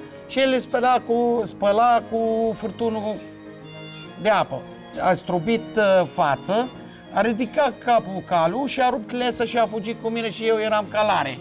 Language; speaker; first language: Romanian; non-native, fluent; Arabic